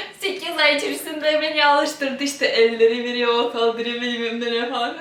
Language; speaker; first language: Turkish; non-native, fluent; Ukrainian